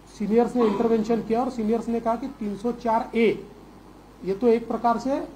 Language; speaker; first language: Hindi; non-native, local second language; Marathi